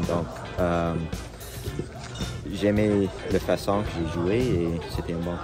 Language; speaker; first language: French; non-native, local second language; English